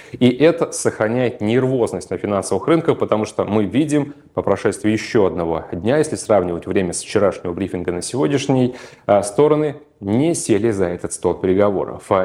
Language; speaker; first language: Russian; native; Russian